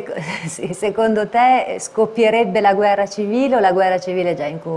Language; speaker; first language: Italian; native; Italian